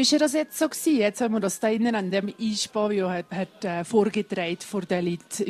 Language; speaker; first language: German; native; German